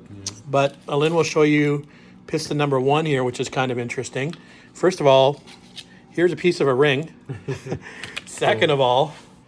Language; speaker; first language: English; native; English